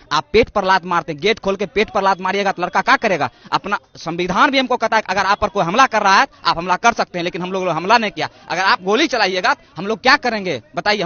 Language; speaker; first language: Hindi; native; Hindi